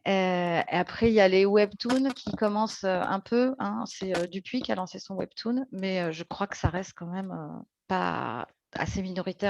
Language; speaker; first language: French; native; French